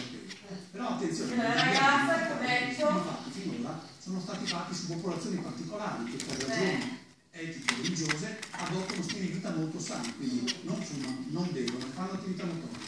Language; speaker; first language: Italian; native; Italian